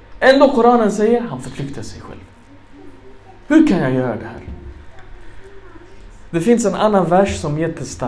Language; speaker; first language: Swedish; non-native, fluent; Arabic